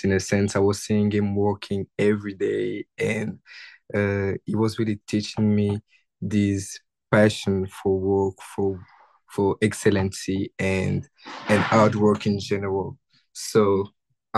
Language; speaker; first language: English; non-native, fluent; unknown